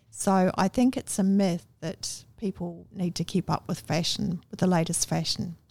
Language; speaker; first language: English; native; English